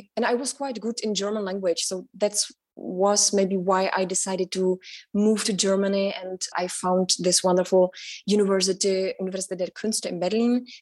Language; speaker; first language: English; non-native, fluent; Czech